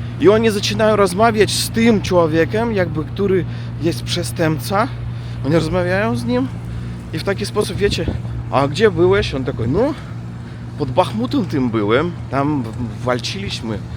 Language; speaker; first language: Polish; non-native, learner; Russian